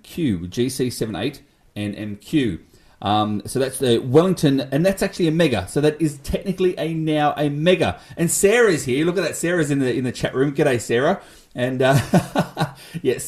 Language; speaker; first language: English; native; English